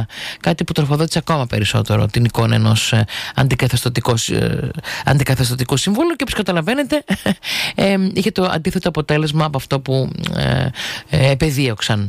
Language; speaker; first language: Greek; native; Greek